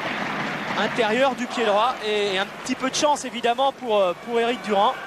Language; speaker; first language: French; native; French